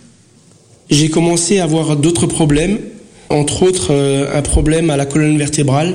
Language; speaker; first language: French; early bilingual, other home language; Portuguese